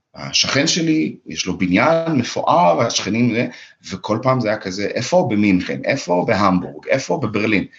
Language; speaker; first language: Hebrew; early bilingual, other home language; Russian